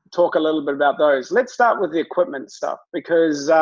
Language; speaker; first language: English; native; English